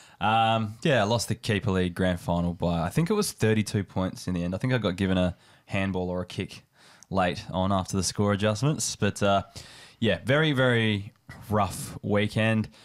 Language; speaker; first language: English; native; English